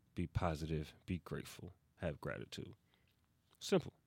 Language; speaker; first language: English; native; English